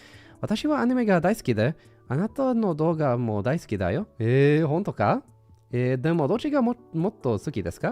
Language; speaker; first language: Japanese; non-native, learner; English